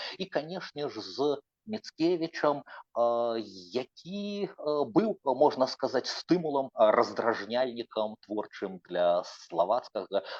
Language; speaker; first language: Belarusian; native; Belarusian